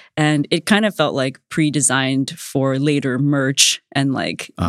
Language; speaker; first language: English; native; English